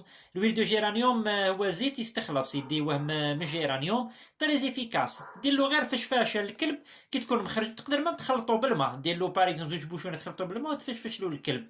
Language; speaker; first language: Arabic; native; Arabic